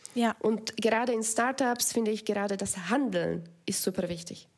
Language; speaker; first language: German; non-native, fluent; Slovak